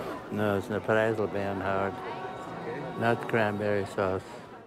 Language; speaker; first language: English; non-native, fluent; German